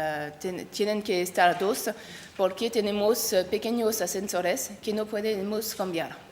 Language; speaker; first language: Spanish; non-native, learner; French